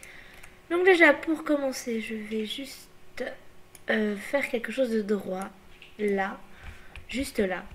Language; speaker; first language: French; native; French